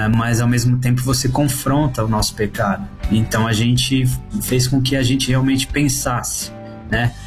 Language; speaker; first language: Portuguese; native; Portuguese